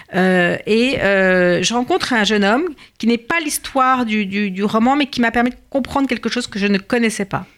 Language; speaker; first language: French; native; French